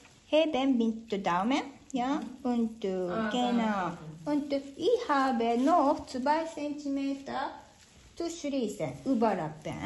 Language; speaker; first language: German; non-native, learner; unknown